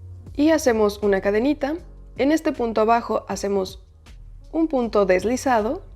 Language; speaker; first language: Spanish; native; Spanish